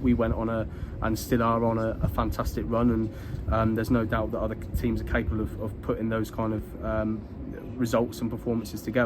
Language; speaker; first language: English; native; English